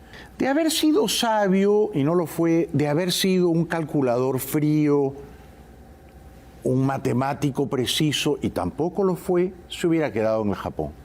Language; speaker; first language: Spanish; native; Spanish